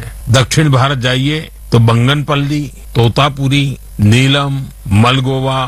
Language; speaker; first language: Hindi; non-native, local second language; Gujarati